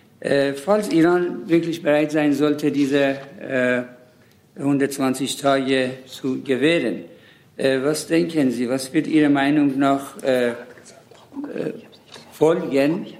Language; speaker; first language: German; non-native, fluent; Persian